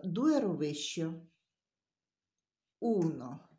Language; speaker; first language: Italian; non-native, learner; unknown